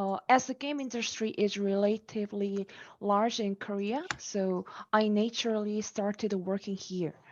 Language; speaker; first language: English; non-native, learner; Korean